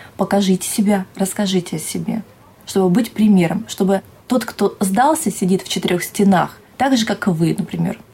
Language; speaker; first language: Russian; native; Russian